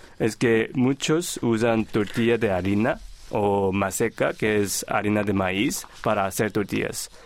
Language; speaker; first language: Spanish; non-native, fluent; Korean